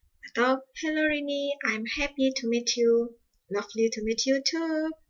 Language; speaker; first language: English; non-native, fluent; Indonesian